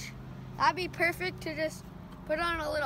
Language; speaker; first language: English; native; English